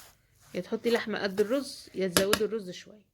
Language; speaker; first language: Arabic; native; Arabic